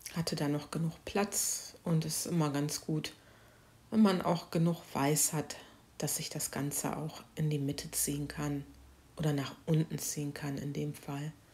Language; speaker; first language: German; native; German